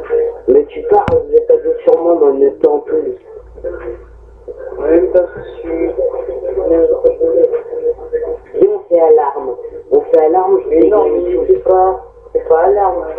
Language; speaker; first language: French; native; French